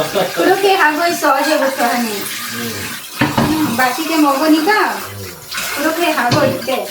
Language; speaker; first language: Korean; non-native, learner; Bangla